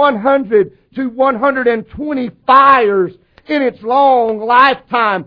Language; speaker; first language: English; native; English